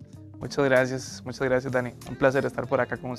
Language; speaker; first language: Spanish; native; Spanish